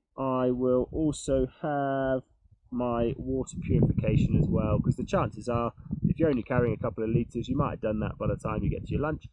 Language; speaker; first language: English; native; English